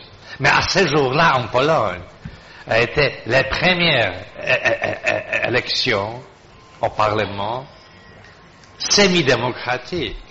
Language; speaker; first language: French; non-native, fluent; Polish